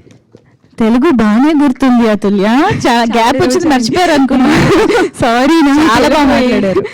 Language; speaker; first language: Telugu; native; Telugu